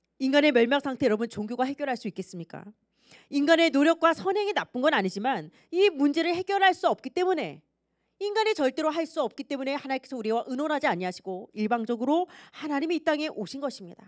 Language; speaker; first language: Korean; native; Korean